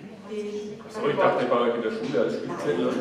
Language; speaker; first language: German; native; German